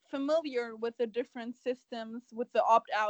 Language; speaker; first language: English; non-native, fluent; German